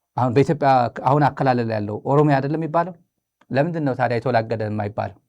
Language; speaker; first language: Amharic; native; Amharic